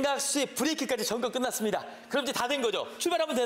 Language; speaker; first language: Korean; native; Korean